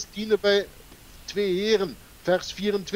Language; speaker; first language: Dutch; non-native, fluent; German